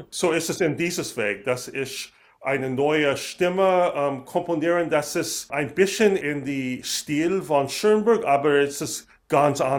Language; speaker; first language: German; non-native, learner; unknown